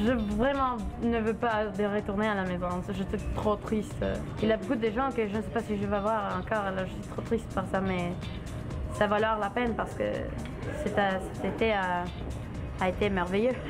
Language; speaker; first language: French; non-native, learner; English